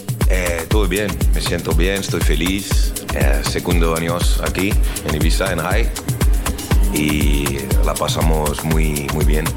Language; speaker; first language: Spanish; non-native, learner; French